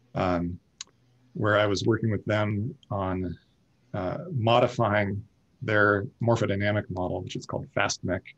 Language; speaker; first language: English; native; English